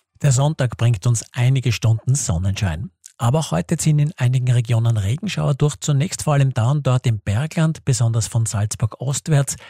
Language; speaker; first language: German; native; German